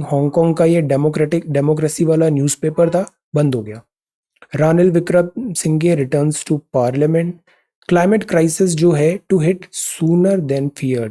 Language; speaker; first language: Hindi; native; Hindi